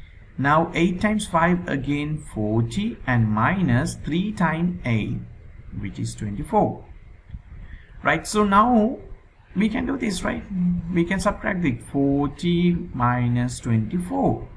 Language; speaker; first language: English; non-native, local second language; Sinhala